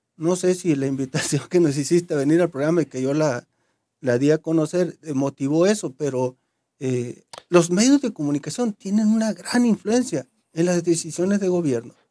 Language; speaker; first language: Spanish; native; Spanish